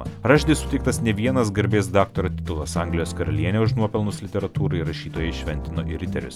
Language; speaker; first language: Lithuanian; native; Lithuanian